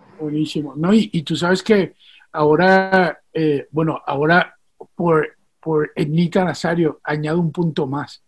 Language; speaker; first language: Spanish; native; Spanish